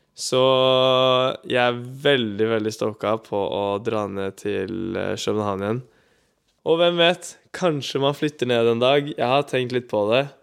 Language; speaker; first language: Norwegian; native; Norwegian